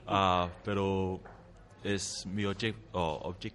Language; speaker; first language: Spanish; non-native, learner; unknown